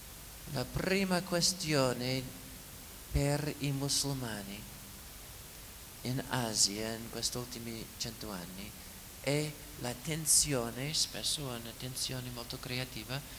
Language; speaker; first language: Italian; non-native, fluent; English